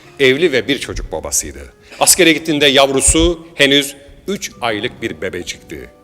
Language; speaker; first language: Turkish; native; Turkish